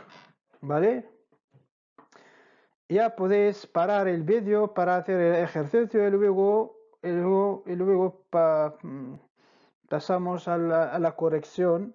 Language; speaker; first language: Spanish; non-native, fluent; Arabic